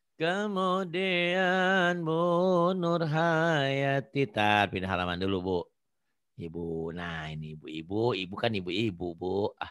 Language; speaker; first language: Indonesian; non-native, local second language; Sundanese